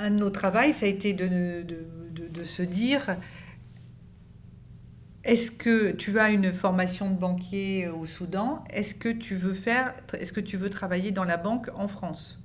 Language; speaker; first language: French; native; French